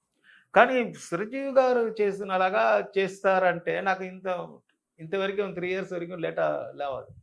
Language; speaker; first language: Telugu; non-native, local second language; Tamil